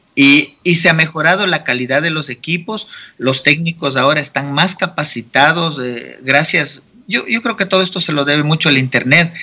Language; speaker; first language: Spanish; native; Spanish